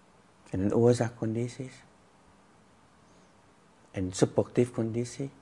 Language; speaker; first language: Dutch; non-native, fluent; Vietnamese